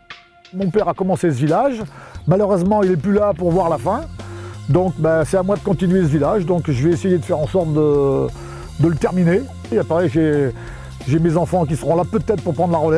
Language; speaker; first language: French; native; French